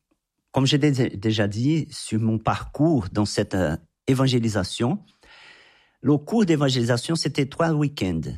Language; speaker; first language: French; non-native, fluent; Portuguese